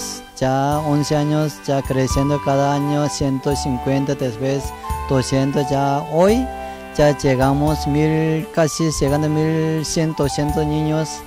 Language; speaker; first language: Spanish; non-native, learner; Korean